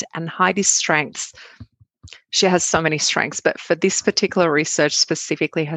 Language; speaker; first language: English; non-native, fluent; Arabic